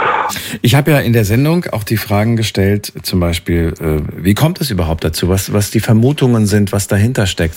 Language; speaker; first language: German; native; German